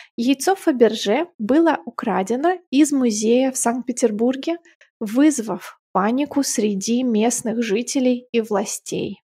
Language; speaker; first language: Russian; native; Russian